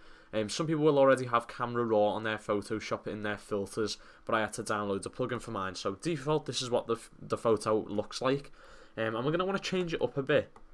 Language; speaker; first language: English; native; English